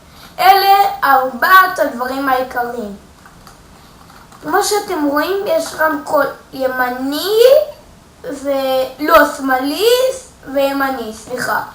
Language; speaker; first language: Hebrew; native; Hebrew